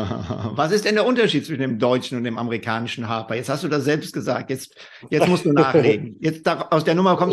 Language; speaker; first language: German; native; German